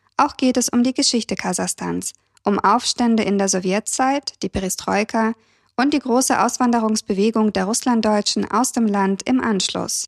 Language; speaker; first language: German; early bilingual, other home language; Russian